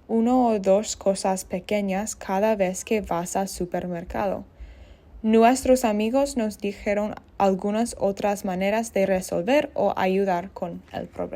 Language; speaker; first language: Spanish; non-native, learner; English